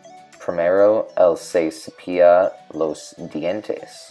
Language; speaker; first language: Spanish; non-native, learner; English